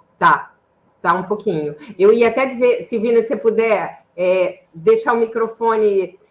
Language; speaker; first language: Portuguese; native; Portuguese